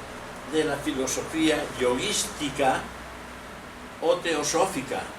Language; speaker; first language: Spanish; native; Spanish